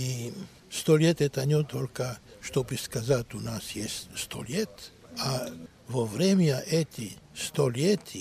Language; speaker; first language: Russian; non-native, learner; Greek